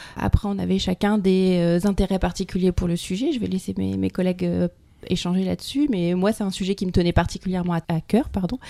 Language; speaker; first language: French; native; French